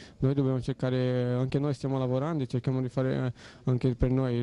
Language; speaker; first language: Italian; non-native, fluent; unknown